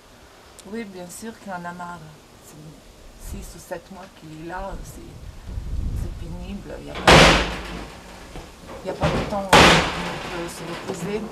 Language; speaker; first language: French; non-native, fluent; Bosnian